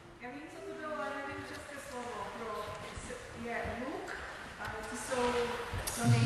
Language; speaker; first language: Czech; non-native, learner; English